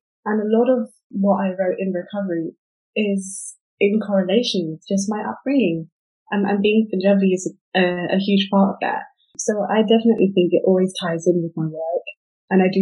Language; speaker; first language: English; native; English